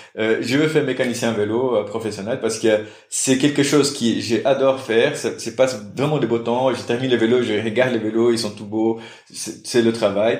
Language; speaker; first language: French; non-native, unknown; Portuguese